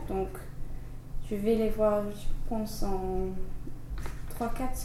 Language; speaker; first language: French; non-native, learner; English